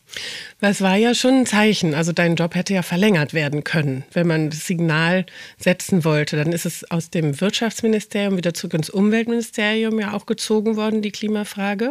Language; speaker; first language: German; native; German